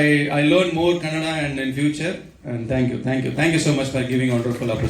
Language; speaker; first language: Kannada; non-native, learner; Tamil